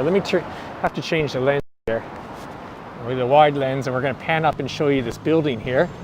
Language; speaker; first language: English; non-native, fluent; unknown